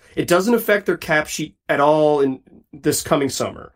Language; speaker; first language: English; native; English